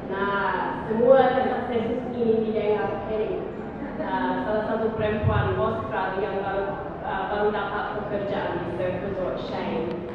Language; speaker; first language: Indonesian; non-native, fluent; English